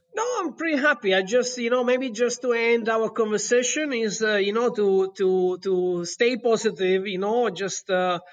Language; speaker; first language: English; non-native, fluent; Italian